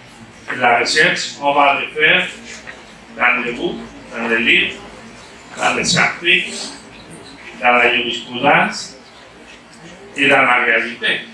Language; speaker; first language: French; non-native, fluent; Spanish